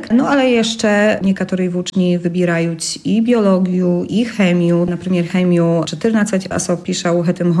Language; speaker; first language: Polish; non-native, local second language; Belarusian